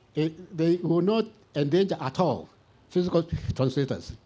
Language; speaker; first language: English; non-native, local second language; Swahili